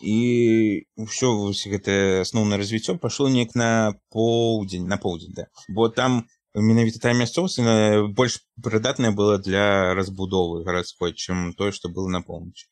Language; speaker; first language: Belarusian; native; Belarusian